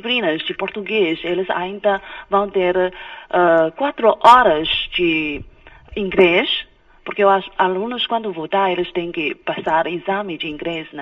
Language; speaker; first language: Portuguese; non-native, fluent; Chinese